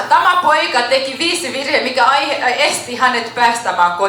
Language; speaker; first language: Finnish; non-native, learner; Kinyarwanda